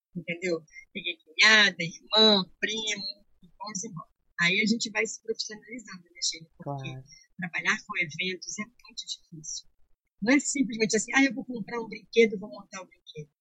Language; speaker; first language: Portuguese; native; Portuguese